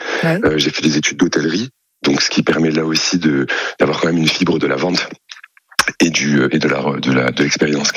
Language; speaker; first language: French; native; French